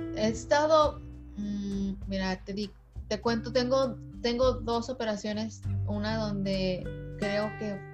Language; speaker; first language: Spanish; early bilingual, heritage; Spanish